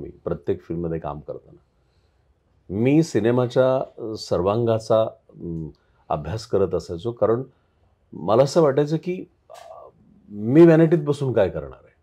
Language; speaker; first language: Marathi; native; Marathi